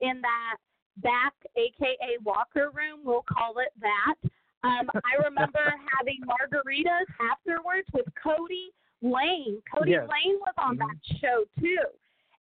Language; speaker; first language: English; non-native, fluent; Portuguese